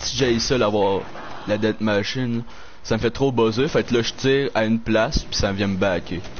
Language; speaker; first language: French; native; French